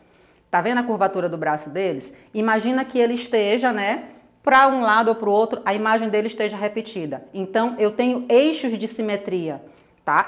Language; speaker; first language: Portuguese; native; Portuguese